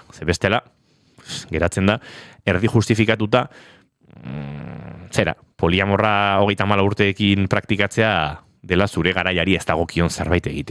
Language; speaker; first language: Basque; native; Basque